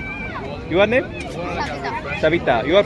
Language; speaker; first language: English; non-native, local second language; Kannada